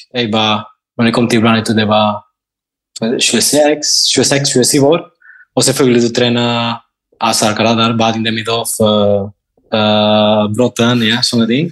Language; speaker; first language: Norwegian; non-native, fluent; Spanish